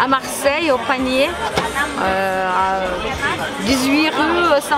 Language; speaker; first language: French; non-native, fluent; Ukrainian